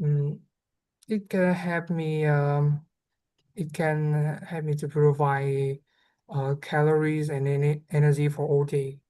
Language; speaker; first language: English; non-native, learner; Vietnamese